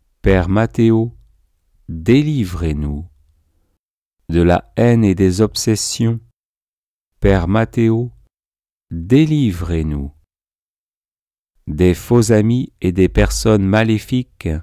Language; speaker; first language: French; native; French